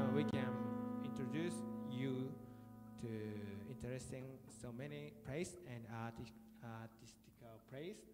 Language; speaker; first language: English; non-native, learner; Japanese